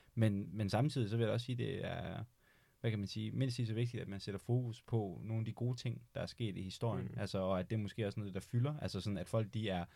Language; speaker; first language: Danish; native; Danish